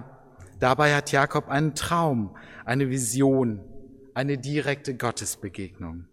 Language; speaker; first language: German; native; German